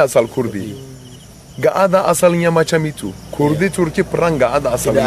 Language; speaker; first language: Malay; non-native, learner; Turkish